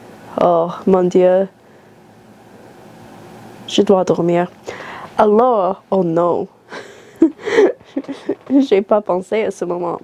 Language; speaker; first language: French; non-native, learner; English